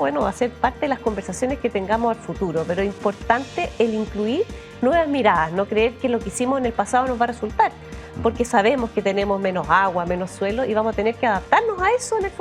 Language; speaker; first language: Spanish; native; Spanish